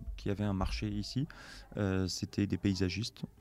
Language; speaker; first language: French; native; French